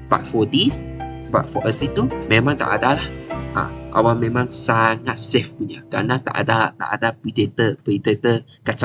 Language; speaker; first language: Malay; non-native, local second language; Chinese